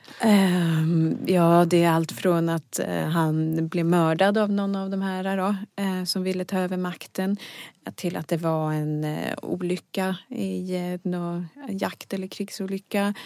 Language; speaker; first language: Swedish; native; Swedish